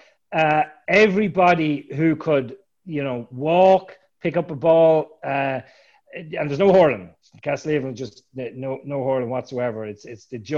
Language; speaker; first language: English; native; English